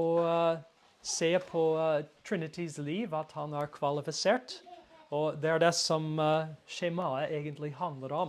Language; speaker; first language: Norwegian; non-native, fluent; English